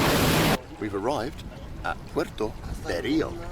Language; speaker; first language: Spanish; non-native, learner; English